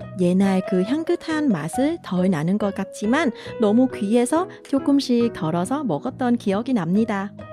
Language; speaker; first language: Korean; non-native, fluent; Vietnamese